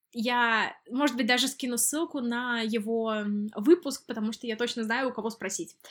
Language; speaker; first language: Russian; native; Russian